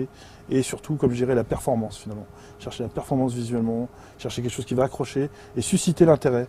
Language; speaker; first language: French; native; French